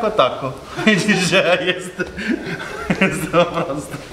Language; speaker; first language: Polish; non-native, learner; Italian